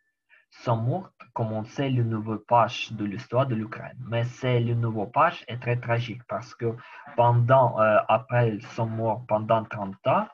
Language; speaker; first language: French; non-native, learner; Ukrainian